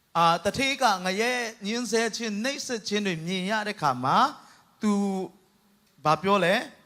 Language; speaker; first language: Burmese; non-native, local second language; Tedim Chin